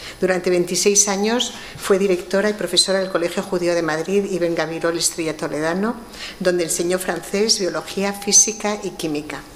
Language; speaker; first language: Spanish; native; Spanish